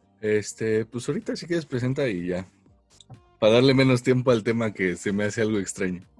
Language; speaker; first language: Spanish; native; Spanish